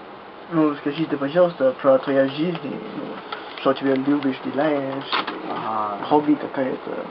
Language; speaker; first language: Russian; non-native, learner; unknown